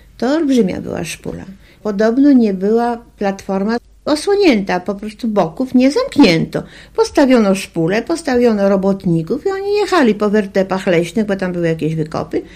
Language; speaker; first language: Polish; native; Polish